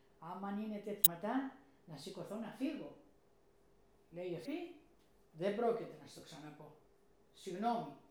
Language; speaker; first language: Greek; early bilingual, heritage; Greek